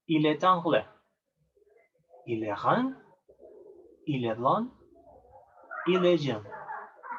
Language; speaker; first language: French; non-native, learner; Spanish